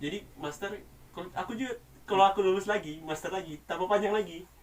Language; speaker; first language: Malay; non-native, local second language; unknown